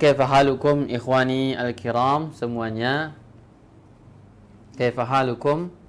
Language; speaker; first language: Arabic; non-native, fluent; Indonesian